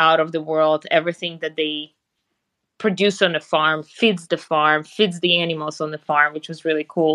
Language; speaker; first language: English; non-native, fluent; Russian